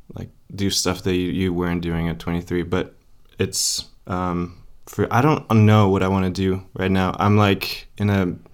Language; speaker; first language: English; early bilingual, other home language; Polish